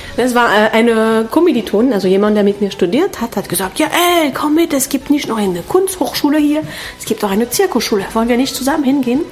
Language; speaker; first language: German; non-native, fluent; French